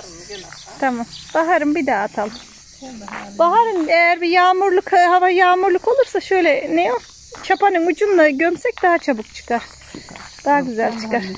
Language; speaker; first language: Turkish; native; Turkish